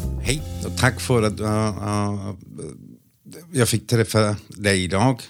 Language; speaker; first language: Swedish; non-native, fluent; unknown